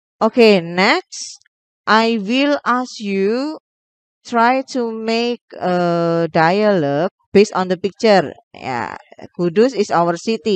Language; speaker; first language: English; non-native, local second language; Indonesian